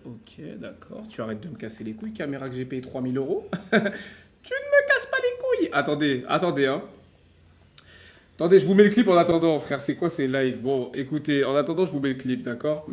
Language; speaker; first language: French; native; French